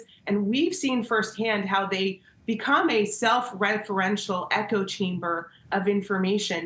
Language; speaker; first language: English; native; English